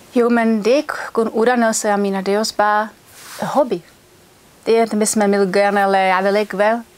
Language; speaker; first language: Danish; non-native, fluent; Czech